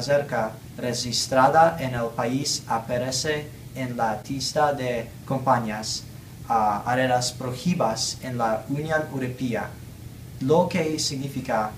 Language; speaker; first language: Spanish; non-native, learner; English